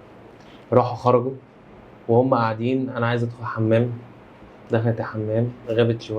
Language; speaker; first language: Arabic; native; Arabic